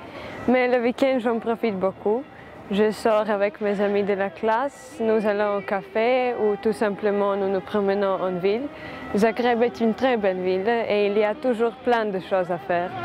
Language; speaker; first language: French; non-native, fluent; Croatian